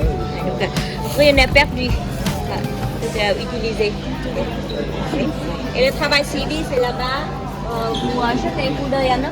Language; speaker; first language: French; non-native, fluent; Vietnamese